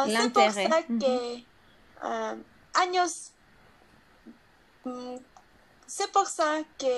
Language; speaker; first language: French; non-native, learner; Spanish